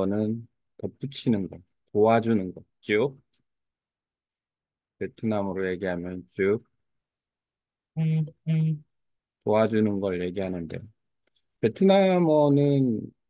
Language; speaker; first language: Korean; native; Korean